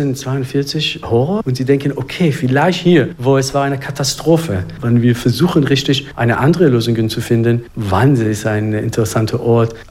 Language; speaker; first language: German; non-native, fluent; Hebrew